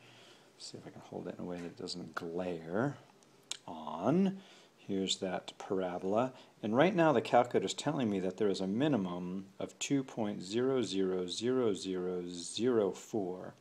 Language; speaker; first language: English; native; English